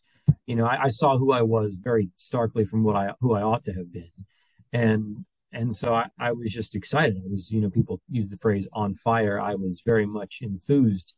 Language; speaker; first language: English; native; English